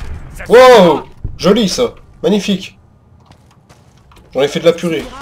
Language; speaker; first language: French; native; French